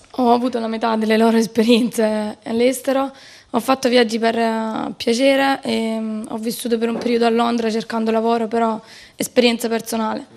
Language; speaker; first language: Italian; native; Italian